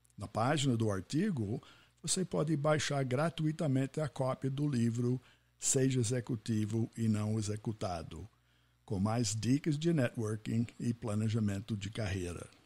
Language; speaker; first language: Portuguese; non-native, fluent; English